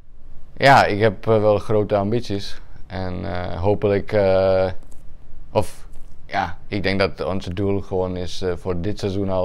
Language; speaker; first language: Dutch; non-native, fluent; Czech